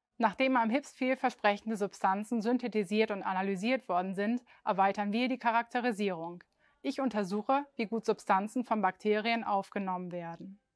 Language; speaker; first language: German; native; German